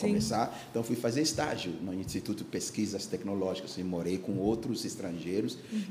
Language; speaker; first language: Portuguese; non-native, fluent; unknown